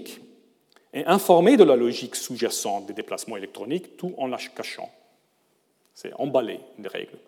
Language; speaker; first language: French; non-native, fluent; German